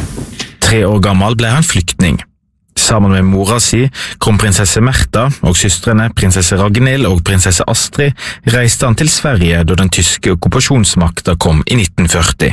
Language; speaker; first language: Norwegian; native; Norwegian